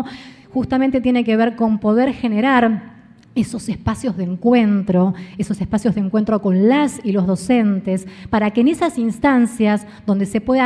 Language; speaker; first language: Spanish; native; Spanish